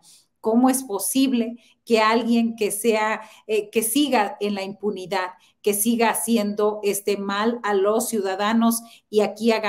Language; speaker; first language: Spanish; native; Spanish